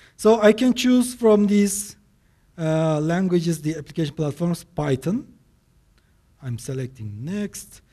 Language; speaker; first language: English; non-native, fluent; Turkish